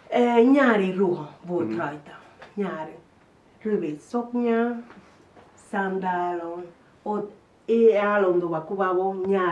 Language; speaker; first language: Hungarian; non-native, learner; Spanish